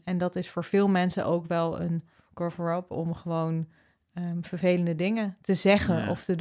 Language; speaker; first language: Dutch; native; Dutch